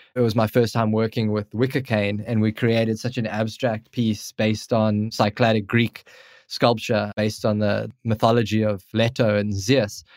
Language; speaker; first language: English; native; English